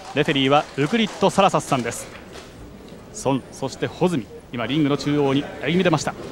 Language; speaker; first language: Japanese; native; Japanese